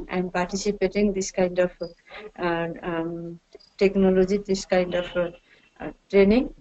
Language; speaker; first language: English; non-native, learner; Nepali